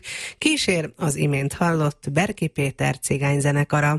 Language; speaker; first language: Hungarian; native; Hungarian